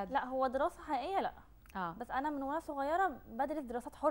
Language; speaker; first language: Arabic; native; Arabic